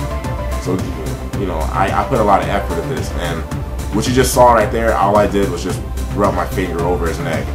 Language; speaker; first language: English; native; English